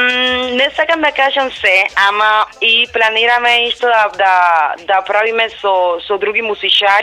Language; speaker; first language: Macedonian; non-native, learner; Spanish